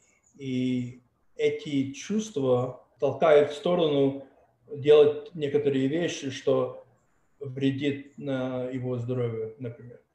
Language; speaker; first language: Russian; early bilingual, heritage; Russian